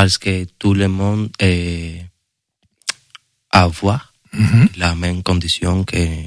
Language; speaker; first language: French; non-native, learner; Spanish